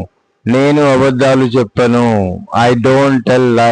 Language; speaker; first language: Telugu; non-native, fluent; Hindi